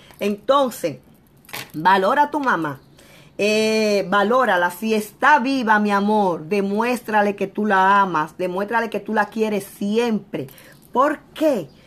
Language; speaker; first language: Spanish; native; Spanish